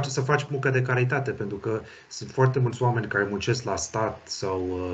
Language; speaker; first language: Romanian; early bilingual, heritage; Romanian